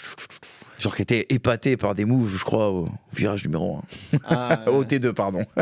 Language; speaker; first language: French; native; French